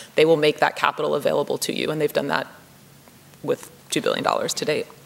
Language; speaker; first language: English; native; English